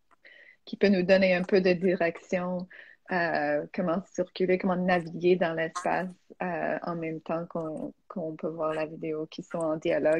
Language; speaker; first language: French; non-native, fluent; English